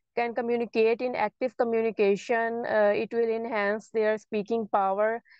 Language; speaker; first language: English; non-native, local second language; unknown